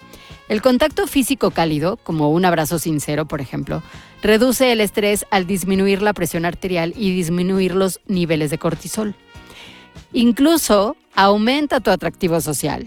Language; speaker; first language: Spanish; native; Spanish